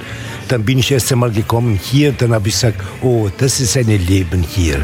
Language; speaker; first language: German; non-native, fluent; Italian